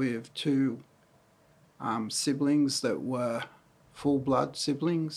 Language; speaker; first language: English; native; English